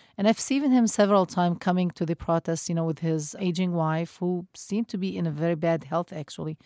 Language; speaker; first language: English; non-native, fluent; Arabic